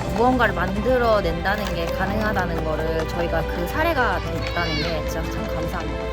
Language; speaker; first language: Korean; native; Korean